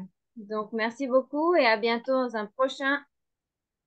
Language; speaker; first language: French; non-native, fluent; Spanish